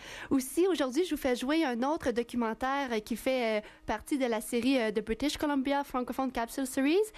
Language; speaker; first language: French; native; French